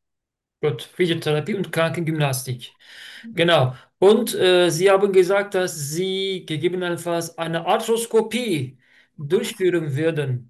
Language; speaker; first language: German; non-native, learner; Turkish